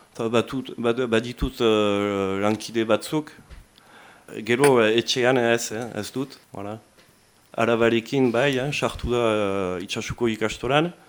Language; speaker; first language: Basque; non-native, local second language; French